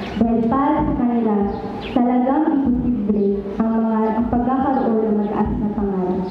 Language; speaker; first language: Filipino; non-native, local second language; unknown